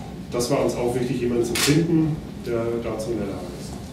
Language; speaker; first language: German; native; German